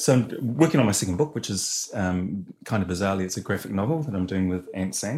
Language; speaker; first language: English; native; English